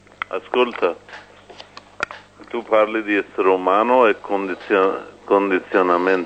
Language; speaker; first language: Italian; non-native, fluent; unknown